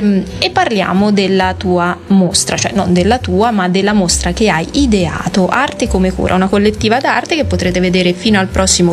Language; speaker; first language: Italian; native; Italian